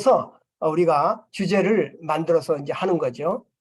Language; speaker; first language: Korean; native; Korean